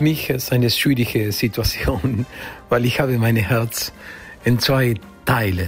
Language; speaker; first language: German; non-native, fluent; Spanish